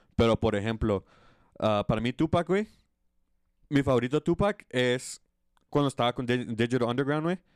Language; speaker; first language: Spanish; early bilingual, heritage; Spanish